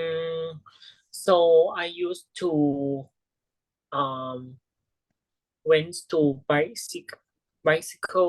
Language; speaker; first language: English; non-native, learner; Thai